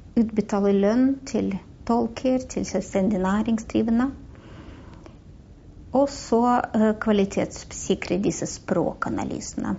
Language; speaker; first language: Norwegian; non-native, fluent; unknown